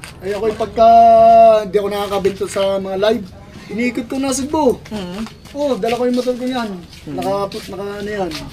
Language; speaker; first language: Filipino; native; Filipino